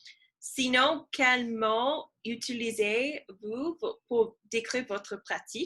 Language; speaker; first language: French; non-native, learner; English